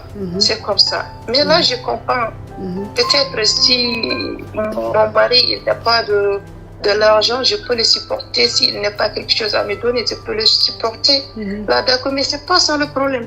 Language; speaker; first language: French; non-native, learner; Arabic